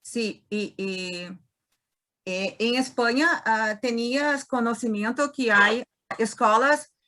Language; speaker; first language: Spanish; non-native, learner; Portuguese